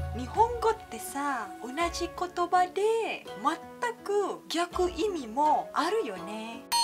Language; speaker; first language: Japanese; non-native, fluent; Malay